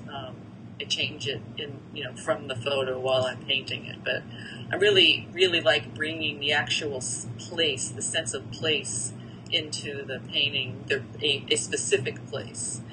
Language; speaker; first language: English; native; English